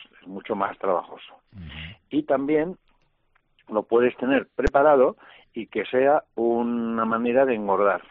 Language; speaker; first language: Spanish; native; Spanish